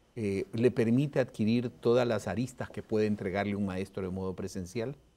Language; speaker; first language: Spanish; native; Spanish